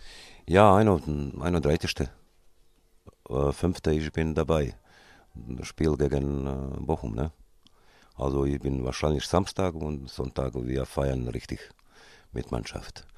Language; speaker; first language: German; non-native, fluent; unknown